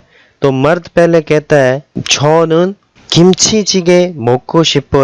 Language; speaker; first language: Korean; non-native, fluent; Urdu